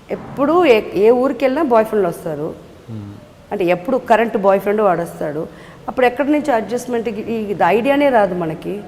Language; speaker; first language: Telugu; non-native, local second language; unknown